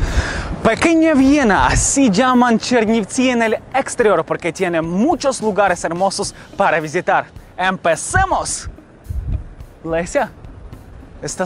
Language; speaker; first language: Spanish; non-native, fluent; Ukrainian